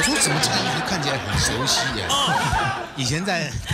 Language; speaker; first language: Chinese; native; Chinese